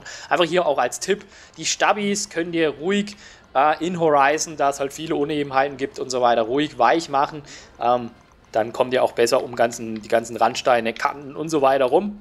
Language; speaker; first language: German; native; German